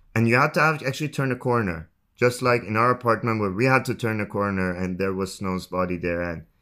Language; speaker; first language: English; non-native, fluent; Persian